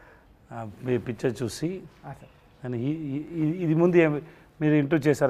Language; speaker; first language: Telugu; non-native, learner; Tamil